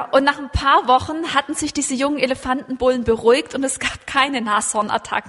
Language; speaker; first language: German; native; German